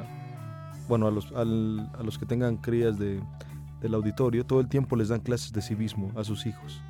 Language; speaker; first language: Spanish; native; Spanish